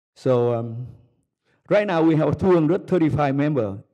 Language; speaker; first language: English; non-native, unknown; Vietnamese